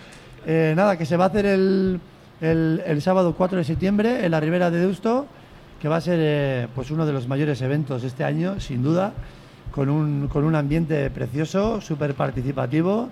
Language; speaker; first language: Spanish; native; Spanish